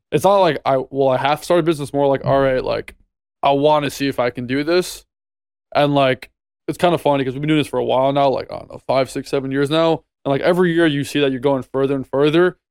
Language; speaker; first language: English; native; English